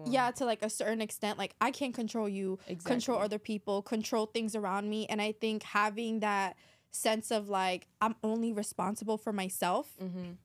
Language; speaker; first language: English; native; English